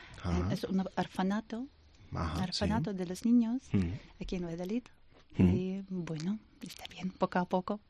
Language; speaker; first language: Spanish; non-native, learner; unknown